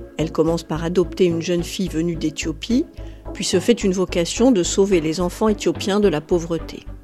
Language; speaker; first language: French; native; French